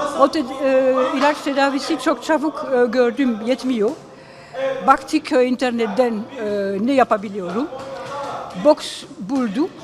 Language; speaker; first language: Turkish; early bilingual, heritage; Turkish